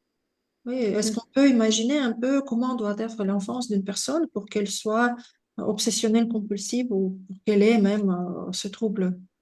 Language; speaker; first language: French; non-native, fluent; Russian